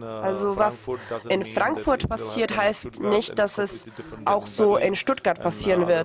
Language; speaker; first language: German; non-native, fluent; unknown